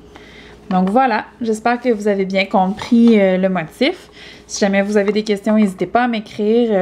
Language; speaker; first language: French; native; French